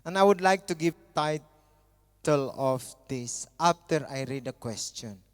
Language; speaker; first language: English; non-native, local second language; Filipino